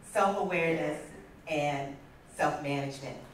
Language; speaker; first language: English; native; English